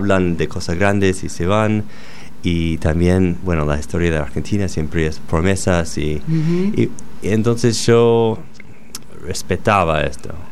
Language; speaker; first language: Spanish; non-native, fluent; English